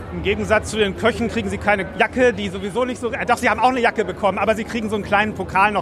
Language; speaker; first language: German; native; German